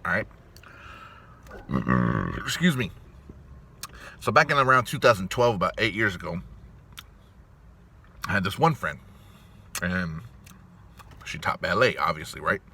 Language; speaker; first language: English; native; English